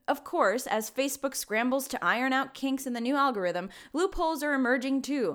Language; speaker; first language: English; early bilingual, other home language; Spanish